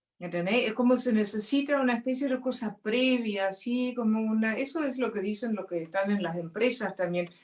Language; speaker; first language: Spanish; non-native, fluent; English